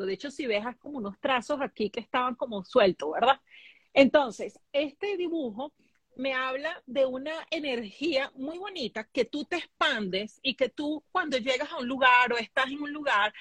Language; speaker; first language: Spanish; native; Spanish